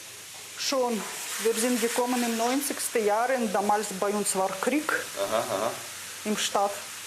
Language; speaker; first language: German; non-native, learner; Russian